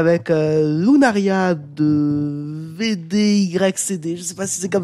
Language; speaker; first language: French; native; French